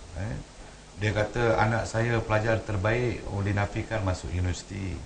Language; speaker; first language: Malay; non-native, local second language; Tamil